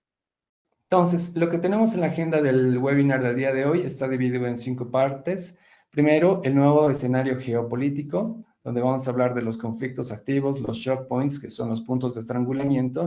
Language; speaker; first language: Spanish; native; Spanish